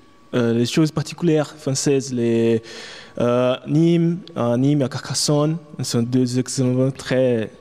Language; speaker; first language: French; non-native, fluent; Portuguese